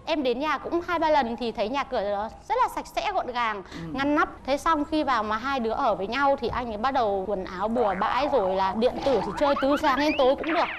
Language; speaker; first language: Vietnamese; native; Vietnamese